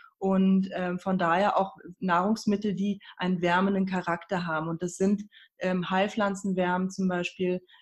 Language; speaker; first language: German; early bilingual, other home language; Persian